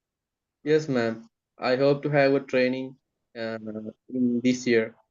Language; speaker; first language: English; non-native, learner; Sinhala